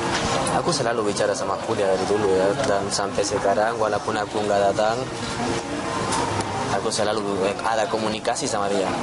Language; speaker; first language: Indonesian; non-native, fluent; Spanish